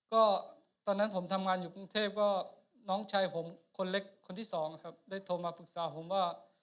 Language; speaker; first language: Thai; non-native, local second language; Akha